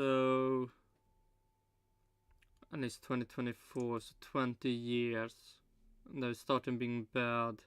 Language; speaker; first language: English; non-native, fluent; Swedish